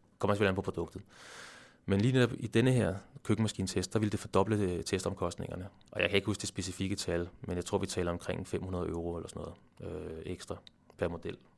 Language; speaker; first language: Danish; native; Danish